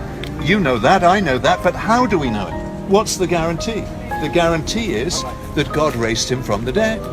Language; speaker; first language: English; native; English